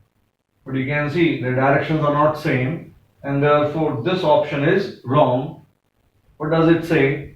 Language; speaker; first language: English; non-native, local second language; Hindi